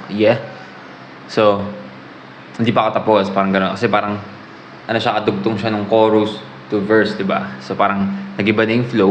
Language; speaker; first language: Filipino; native; Filipino